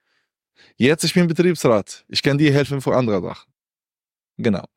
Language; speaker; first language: German; non-native, learner; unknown